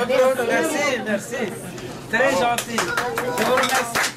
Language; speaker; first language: French; non-native, learner; Arabic